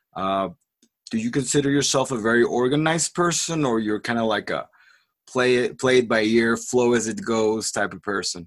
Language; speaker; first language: English; non-native, fluent; Spanish